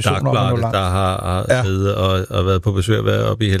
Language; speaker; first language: Danish; native; Danish